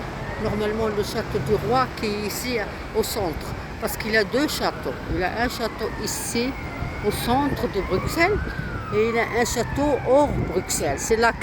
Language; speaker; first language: French; non-native, local second language; Arabic